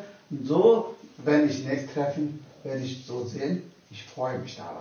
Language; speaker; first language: German; non-native, learner; Tibetan